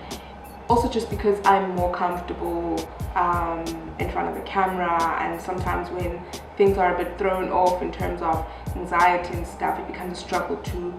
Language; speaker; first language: English; non-native, local second language; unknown